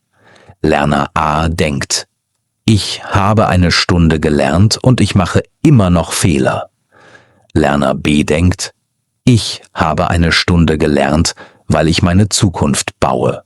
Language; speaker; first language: German; native; German